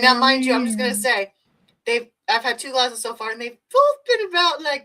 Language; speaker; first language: English; native; English